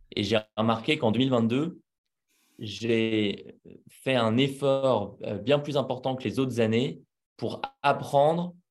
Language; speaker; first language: French; native; French